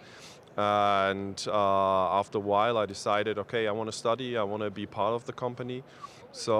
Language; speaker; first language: English; non-native, fluent; German